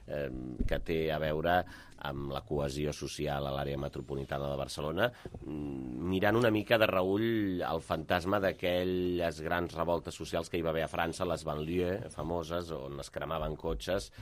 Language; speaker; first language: Catalan; native; Catalan